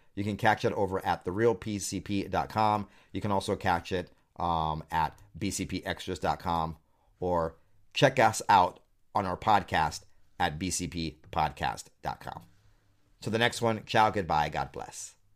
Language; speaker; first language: English; native; English